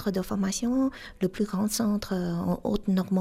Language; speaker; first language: French; non-native, fluent; Vietnamese